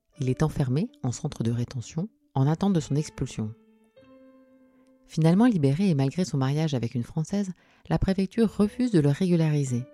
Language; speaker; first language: French; native; French